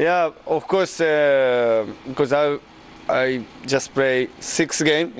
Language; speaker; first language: English; non-native, learner; Japanese